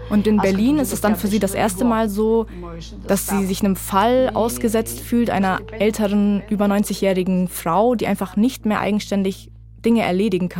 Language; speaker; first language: German; native; German